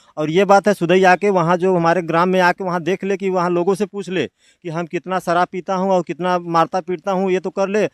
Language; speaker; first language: Hindi; native; Hindi